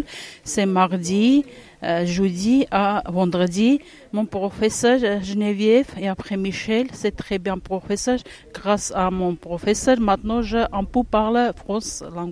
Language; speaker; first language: French; non-native, learner; Armenian